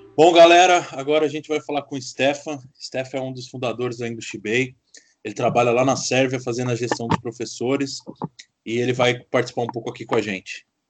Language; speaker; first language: Portuguese; native; Portuguese